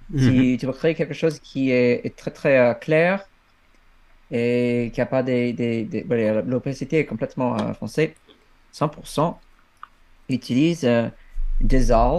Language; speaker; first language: French; non-native, fluent; English